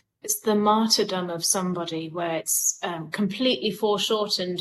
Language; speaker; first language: English; native; English